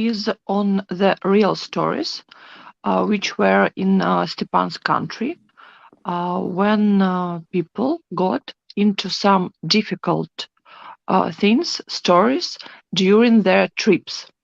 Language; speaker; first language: English; non-native, fluent; Russian